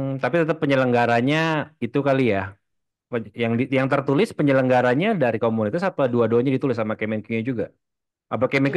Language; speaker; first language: Indonesian; native; Indonesian